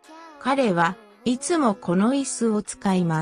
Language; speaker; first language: Japanese; non-native, learner; English